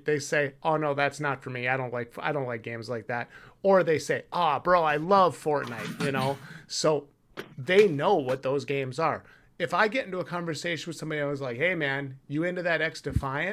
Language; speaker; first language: English; native; English